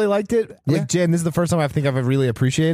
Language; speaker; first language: English; native; English